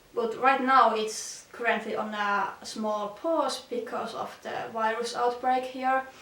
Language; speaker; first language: English; non-native, fluent; Finnish